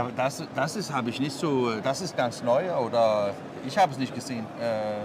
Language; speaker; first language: German; non-native, learner; Danish